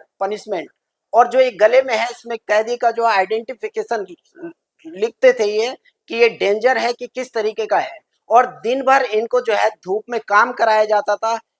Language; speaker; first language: Hindi; native; Hindi